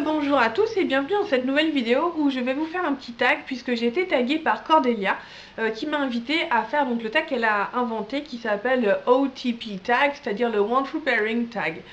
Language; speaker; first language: French; native; French